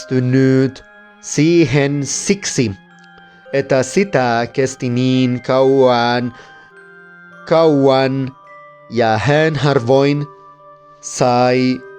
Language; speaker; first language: Finnish; non-native, learner; Spanish